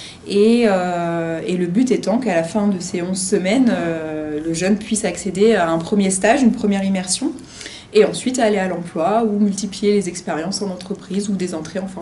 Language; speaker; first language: French; native; French